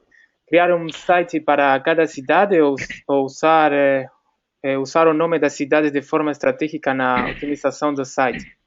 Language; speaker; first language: Portuguese; non-native, fluent; Spanish